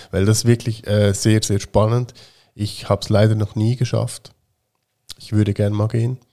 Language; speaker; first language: German; native; German